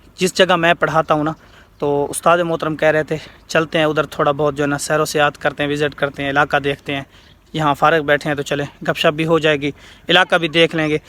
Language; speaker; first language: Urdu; non-native, local second language; Saraiki